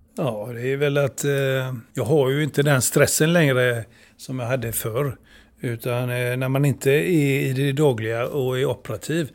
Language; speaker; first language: Swedish; native; Swedish